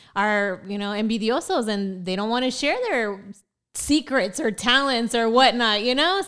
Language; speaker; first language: English; early bilingual, other home language; Spanish